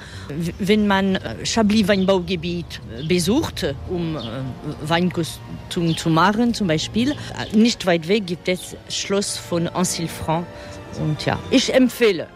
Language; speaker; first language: German; non-native, fluent; French